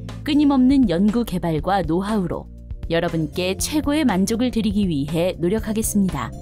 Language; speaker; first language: Korean; native; Korean